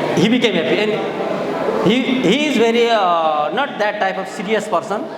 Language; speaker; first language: English; non-native, local second language; Nepali